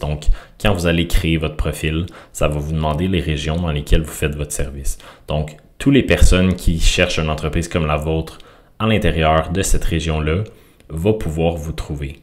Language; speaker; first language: French; native; French